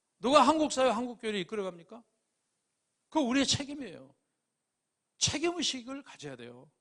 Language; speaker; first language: Korean; native; Korean